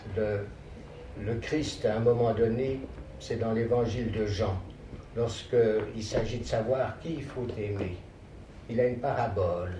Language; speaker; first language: French; native; French